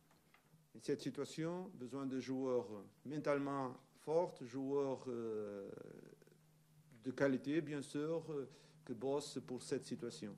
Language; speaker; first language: French; non-native, learner; Portuguese